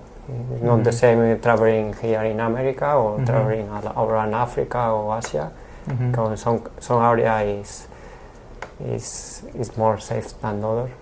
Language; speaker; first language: English; non-native, learner; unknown